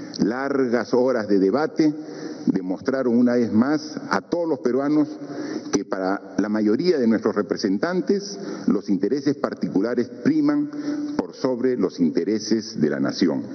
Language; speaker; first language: Spanish; native; Spanish